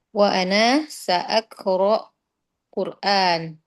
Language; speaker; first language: Arabic; non-native, learner; Indonesian